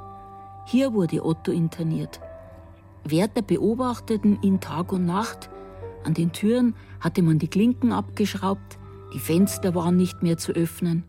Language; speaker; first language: German; native; German